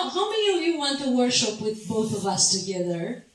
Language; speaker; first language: English; non-native, fluent; Romanian